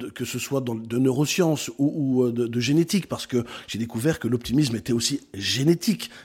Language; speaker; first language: French; native; French